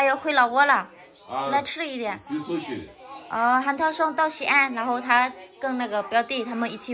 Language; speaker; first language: Chinese; non-native, fluent; Lao